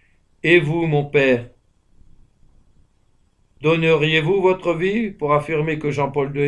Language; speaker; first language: French; native; French